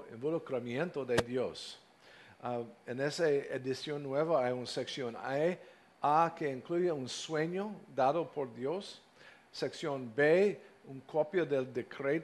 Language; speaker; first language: Spanish; non-native, fluent; English